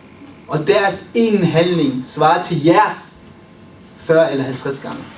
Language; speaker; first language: Danish; early bilingual, other home language; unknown